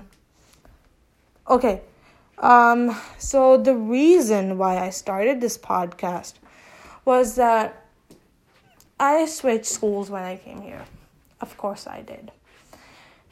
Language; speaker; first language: English; non-native, local second language; Urdu